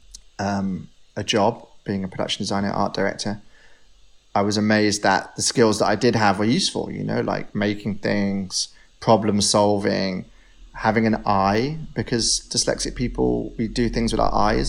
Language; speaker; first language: English; native; English